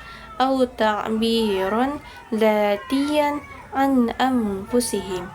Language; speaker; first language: Arabic; non-native, learner; Indonesian